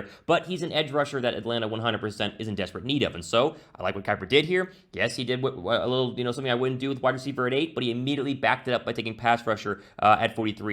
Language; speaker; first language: English; native; English